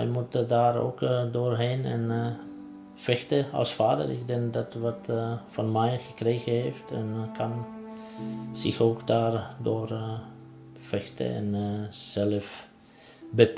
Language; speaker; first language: German; non-native, fluent; Czech